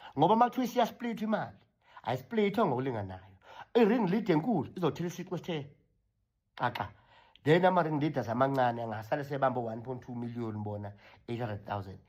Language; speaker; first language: Zulu; native; Zulu